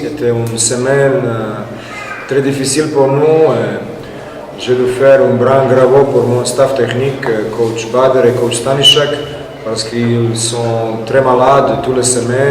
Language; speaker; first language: French; non-native, fluent; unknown